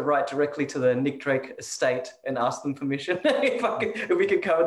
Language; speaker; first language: English; native; English